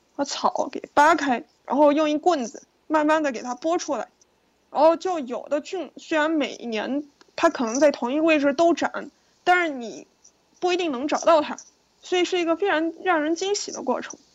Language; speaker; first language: Chinese; native; Chinese